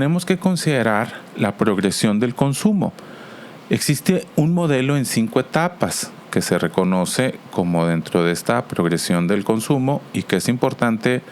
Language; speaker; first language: Spanish; native; Spanish